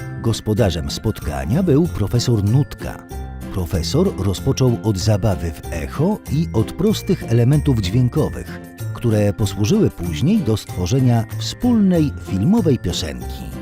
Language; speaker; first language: Polish; native; Polish